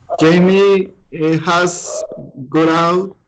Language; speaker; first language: English; non-native, learner; Spanish